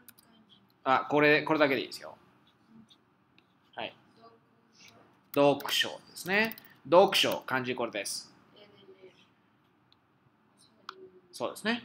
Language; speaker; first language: Japanese; non-native, fluent; Spanish